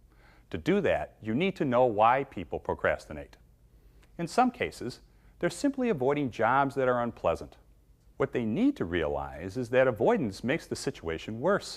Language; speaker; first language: English; native; English